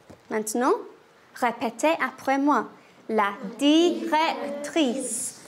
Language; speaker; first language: French; non-native, learner; English